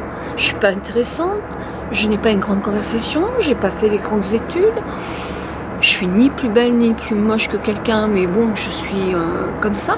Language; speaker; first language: French; native; French